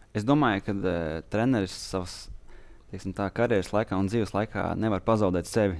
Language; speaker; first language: Latvian; native; Latvian